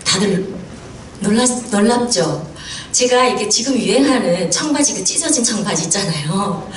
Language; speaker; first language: Korean; native; Korean